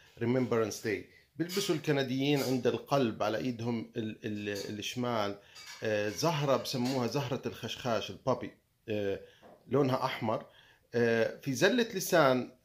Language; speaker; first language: Arabic; native; Arabic